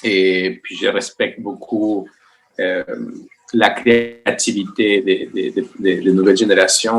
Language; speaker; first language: French; non-native, fluent; Spanish